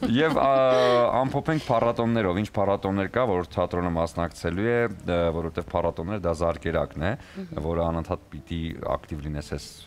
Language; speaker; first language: Armenian; native; Armenian